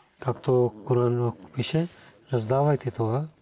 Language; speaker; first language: Bulgarian; non-native, learner; Urdu